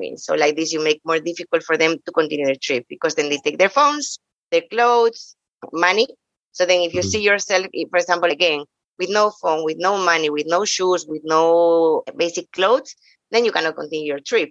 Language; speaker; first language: English; non-native, fluent; Spanish